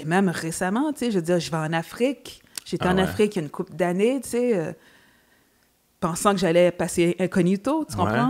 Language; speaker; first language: French; native; French